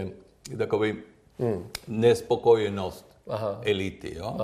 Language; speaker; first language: Czech; non-native, learner; Swedish